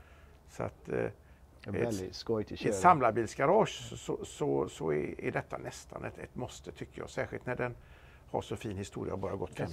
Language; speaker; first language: Swedish; native; Swedish